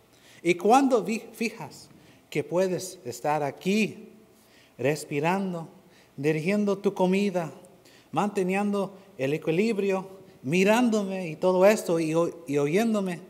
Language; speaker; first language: Spanish; non-native, fluent; English